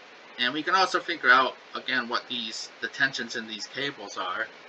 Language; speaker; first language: English; native; English